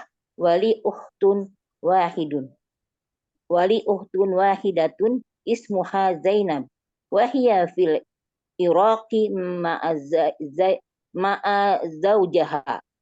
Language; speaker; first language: Arabic; non-native, learner; Indonesian